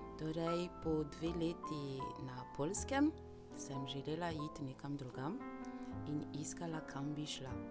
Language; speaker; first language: Slovenian; non-native, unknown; French